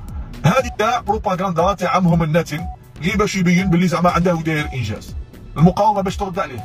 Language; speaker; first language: Arabic; native; Arabic